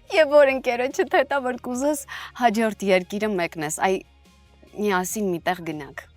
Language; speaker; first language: Armenian; native; Armenian